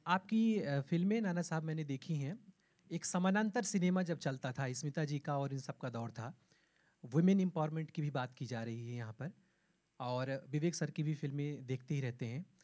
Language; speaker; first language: Hindi; native; Hindi